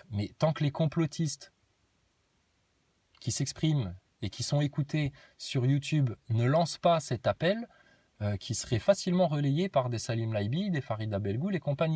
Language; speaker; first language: French; native; French